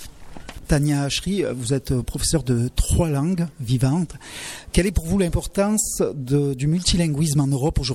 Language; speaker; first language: French; native; French